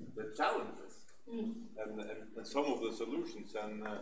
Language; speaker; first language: English; non-native, fluent; Norwegian